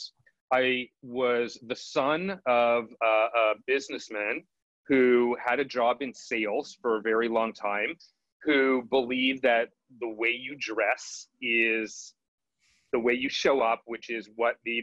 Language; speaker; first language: English; native; English